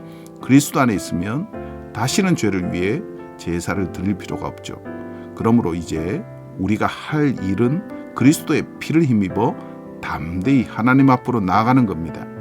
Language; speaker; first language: Korean; native; Korean